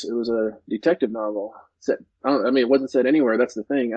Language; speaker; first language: English; native; English